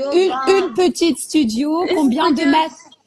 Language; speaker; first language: French; non-native, fluent; Ukrainian